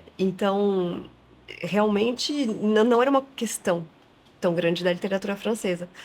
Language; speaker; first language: Portuguese; non-native, fluent; French